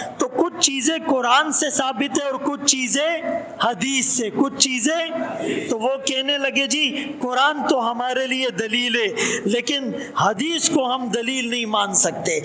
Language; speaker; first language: Urdu; non-native, local second language; Pashto